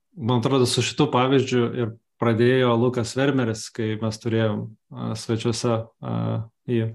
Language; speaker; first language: Lithuanian; non-native, local second language; Russian